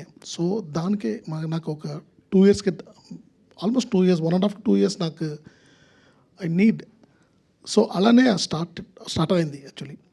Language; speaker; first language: Telugu; non-native, fluent; Tamil